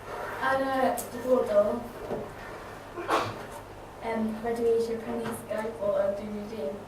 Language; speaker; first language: Welsh; non-native, local second language; English